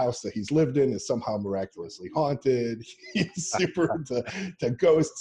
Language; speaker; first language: English; native; English